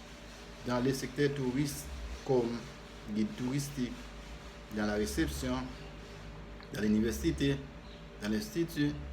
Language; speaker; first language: French; non-native, fluent; Spanish